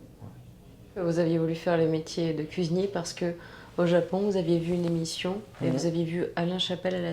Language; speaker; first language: French; native; French